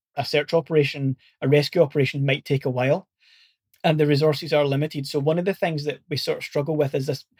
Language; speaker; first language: English; native; English